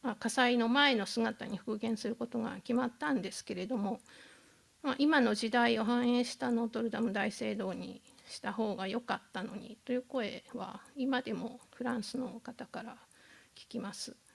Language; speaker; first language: Japanese; native; Japanese